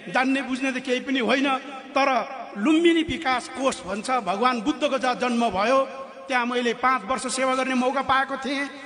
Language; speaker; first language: Nepali; non-native, local second language; Eastern Tamang